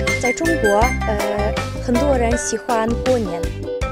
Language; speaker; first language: Chinese; non-native, fluent; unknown